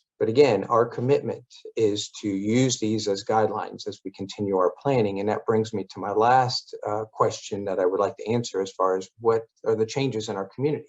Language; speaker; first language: English; native; English